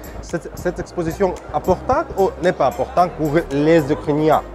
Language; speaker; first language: French; non-native, learner; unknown